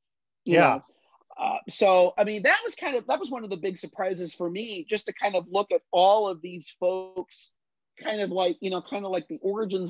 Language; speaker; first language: English; native; English